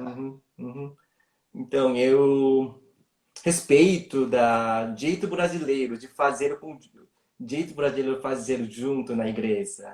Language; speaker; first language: Portuguese; non-native, learner; Korean